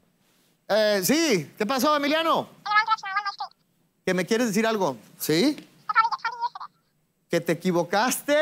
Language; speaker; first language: Spanish; native; Spanish